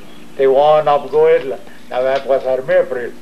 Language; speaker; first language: French; native; French